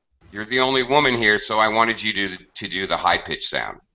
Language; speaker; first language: English; native; English